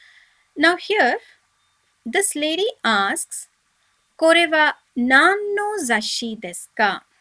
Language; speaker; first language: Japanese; non-native, fluent; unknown